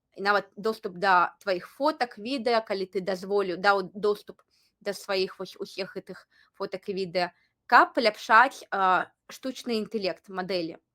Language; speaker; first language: Belarusian; native; Belarusian